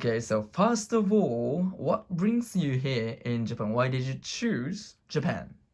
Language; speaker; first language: English; non-native, learner; Japanese